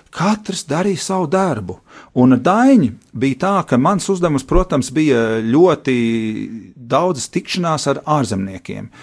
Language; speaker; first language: Latvian; early bilingual, heritage; Latvian